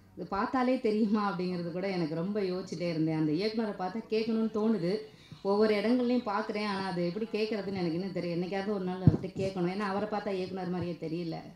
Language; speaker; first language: Tamil; native; Tamil